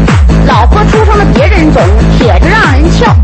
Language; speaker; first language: Chinese; native; Chinese